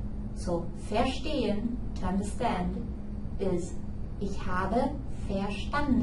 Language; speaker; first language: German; non-native, fluent; English